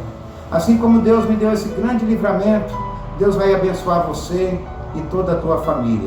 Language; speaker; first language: Portuguese; native; Portuguese